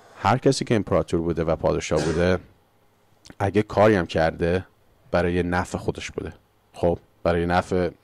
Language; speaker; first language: Persian; early bilingual, heritage; Persian